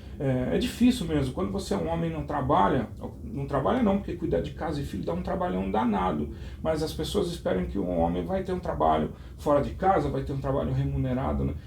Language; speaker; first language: Portuguese; native; Portuguese